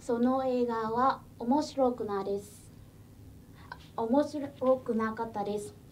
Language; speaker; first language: Japanese; non-native, fluent; Vietnamese